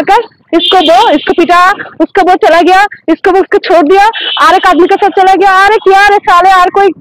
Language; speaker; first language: Hindi; non-native, learner; Bangla